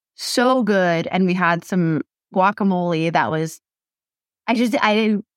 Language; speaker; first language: English; native; English